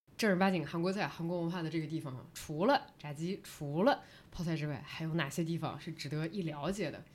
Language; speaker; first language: Chinese; native; Chinese